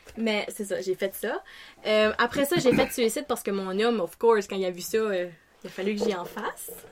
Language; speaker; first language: French; native; French